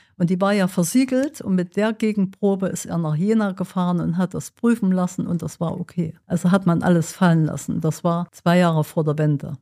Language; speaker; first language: German; early bilingual, other home language; Italian